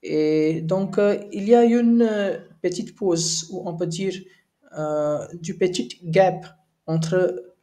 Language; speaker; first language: French; non-native, learner; Hindi